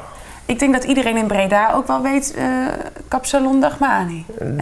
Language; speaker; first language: Dutch; native; Dutch